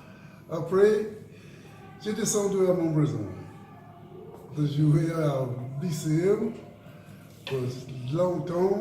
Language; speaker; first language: French; non-native, learner; English